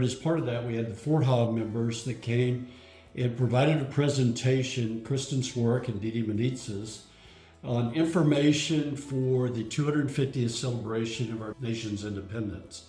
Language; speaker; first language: English; native; English